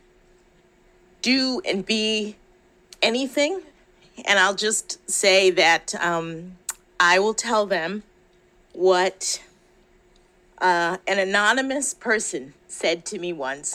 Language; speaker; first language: English; native; English